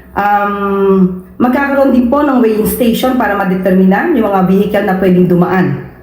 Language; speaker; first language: Filipino; native; Filipino